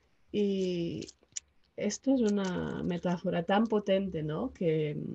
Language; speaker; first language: Spanish; non-native, local second language; English